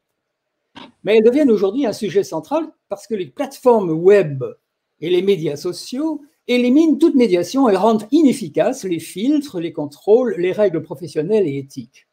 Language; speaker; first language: French; native; French